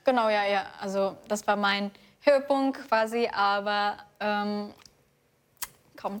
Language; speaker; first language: German; non-native, fluent; Indonesian